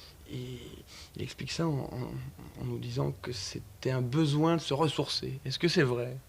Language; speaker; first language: French; native; French